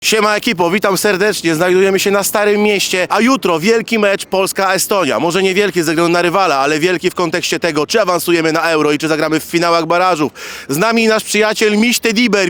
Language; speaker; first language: Polish; native; Polish